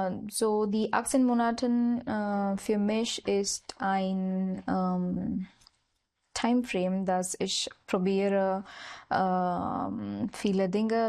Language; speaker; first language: German; non-native, learner; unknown